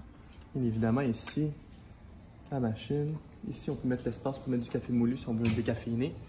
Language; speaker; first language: French; native; French